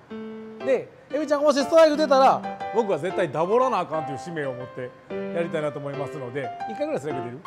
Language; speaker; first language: Japanese; native; Japanese